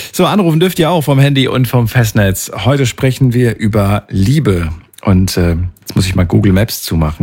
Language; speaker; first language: German; native; German